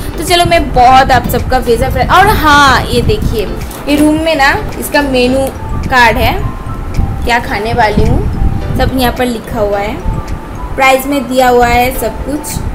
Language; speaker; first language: Hindi; non-native, local second language; Bangla